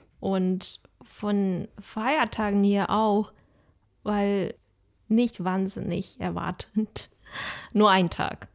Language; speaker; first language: German; non-native, fluent; Chinese